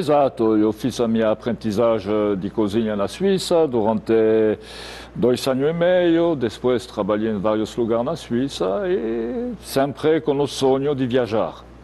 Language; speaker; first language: Portuguese; non-native, fluent; French